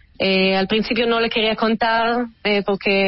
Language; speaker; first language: Spanish; early bilingual, heritage; Hebrew